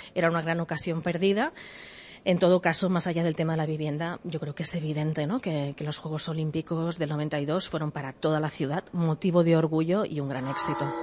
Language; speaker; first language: Spanish; native; Spanish